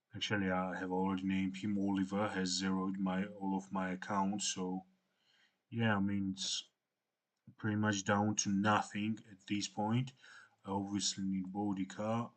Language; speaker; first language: English; non-native, fluent; Georgian